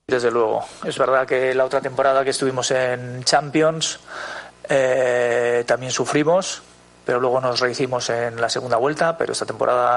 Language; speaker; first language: Spanish; native; Spanish